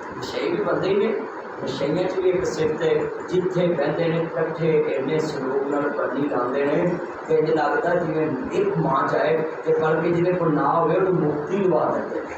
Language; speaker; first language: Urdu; non-native, local second language; Punjabi